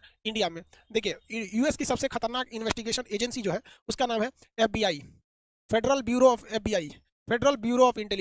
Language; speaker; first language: Hindi; native; Hindi